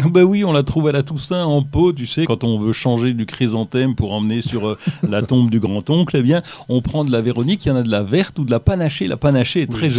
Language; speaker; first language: French; native; French